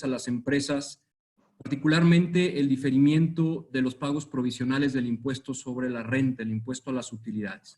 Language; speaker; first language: Spanish; native; Spanish